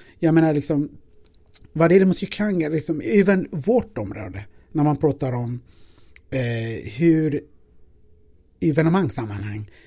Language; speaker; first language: Swedish; non-native, fluent; Amharic